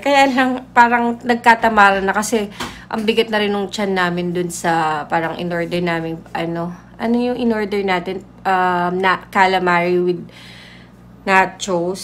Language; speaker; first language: Filipino; native; Filipino